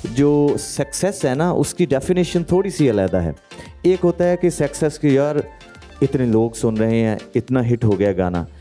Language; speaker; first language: Hindi; native; Hindi